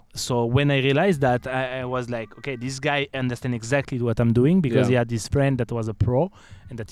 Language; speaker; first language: English; non-native, fluent; French